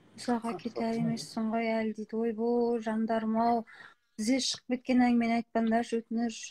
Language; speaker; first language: Kazakh; native; Kazakh